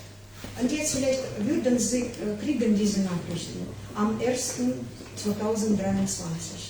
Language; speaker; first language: German; non-native, learner; Ukrainian